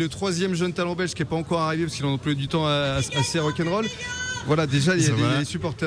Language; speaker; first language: French; native; French